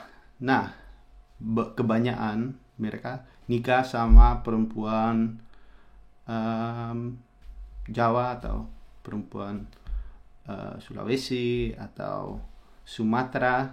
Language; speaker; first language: Indonesian; non-native, fluent; Dutch